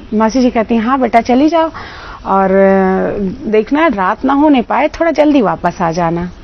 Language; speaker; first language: Hindi; native; Hindi